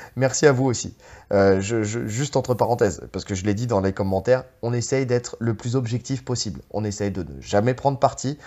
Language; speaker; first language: French; native; French